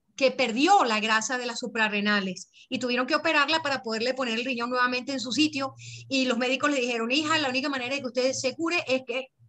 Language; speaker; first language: Spanish; native; Spanish